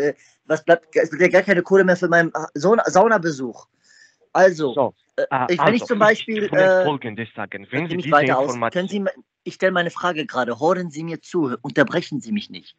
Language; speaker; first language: German; native; German